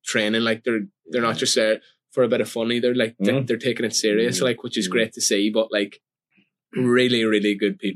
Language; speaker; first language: English; native; English